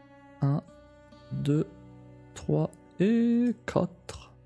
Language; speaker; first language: French; native; French